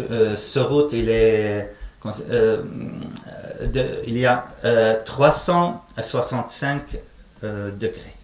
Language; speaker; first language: French; non-native, fluent; Arabic